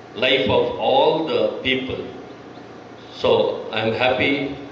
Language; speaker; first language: English; non-native, local second language; Kannada